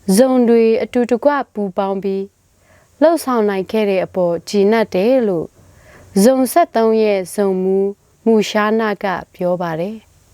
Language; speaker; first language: Burmese; non-native, local second language; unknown